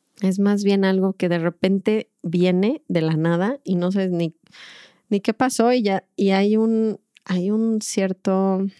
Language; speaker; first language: Spanish; native; Spanish